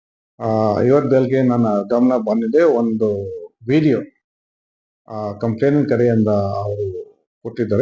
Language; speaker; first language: Kannada; non-native, fluent; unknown